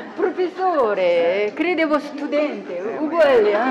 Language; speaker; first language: Italian; non-native, learner; Korean